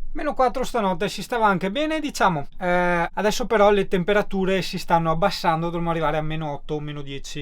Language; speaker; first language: Italian; native; Italian